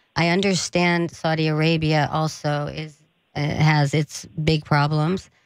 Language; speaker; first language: English; early bilingual, other home language; Persian